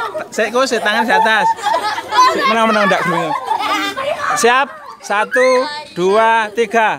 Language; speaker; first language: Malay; non-native, local second language; Javanese